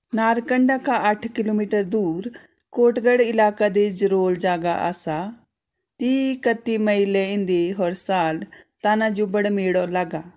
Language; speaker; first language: Hindi; native; Hindi